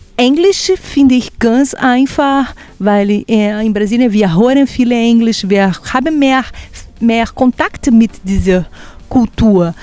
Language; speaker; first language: German; non-native, fluent; Portuguese